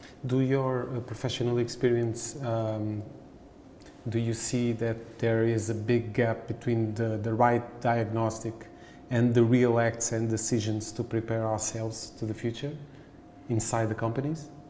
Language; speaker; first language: English; non-native, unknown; Portuguese